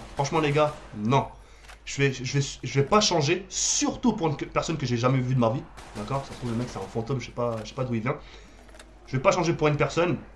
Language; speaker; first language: French; early bilingual, other home language; Arabic